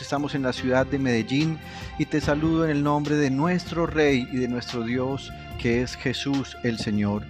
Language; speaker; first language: Spanish; native; Spanish